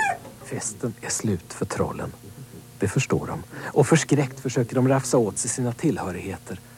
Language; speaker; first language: Swedish; native; Swedish